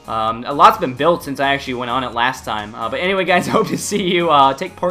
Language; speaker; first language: English; native; English